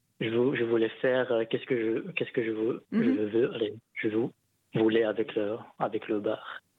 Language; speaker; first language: French; non-native, local second language; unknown